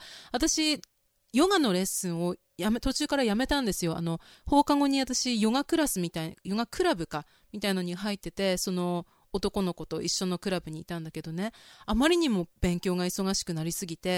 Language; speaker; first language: Japanese; native; Japanese